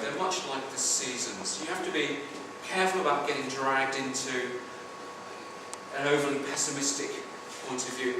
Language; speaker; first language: English; native; English